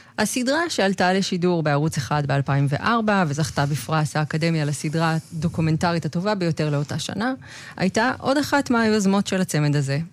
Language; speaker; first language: Hebrew; native; Hebrew